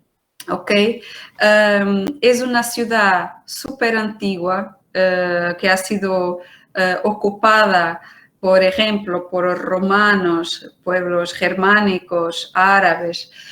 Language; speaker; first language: Spanish; non-native, fluent; Portuguese